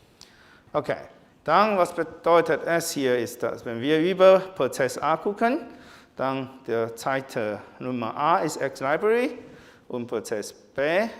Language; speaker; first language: German; non-native, learner; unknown